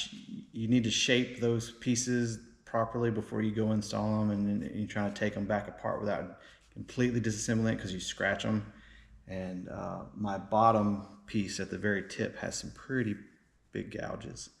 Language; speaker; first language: English; native; English